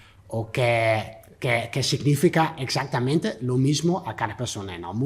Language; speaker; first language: Spanish; non-native, learner; Dutch